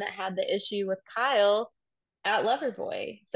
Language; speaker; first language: English; native; English